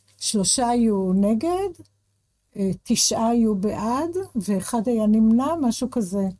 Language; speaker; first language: Hebrew; native; Hebrew